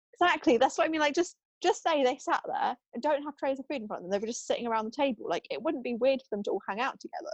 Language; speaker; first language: English; non-native, fluent; German